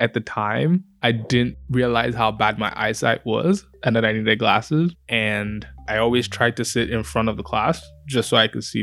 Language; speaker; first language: English; non-native, local second language; Yoruba